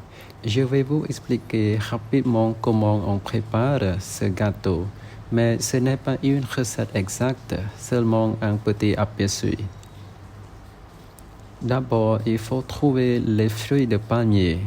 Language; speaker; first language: French; non-native, fluent; Khmer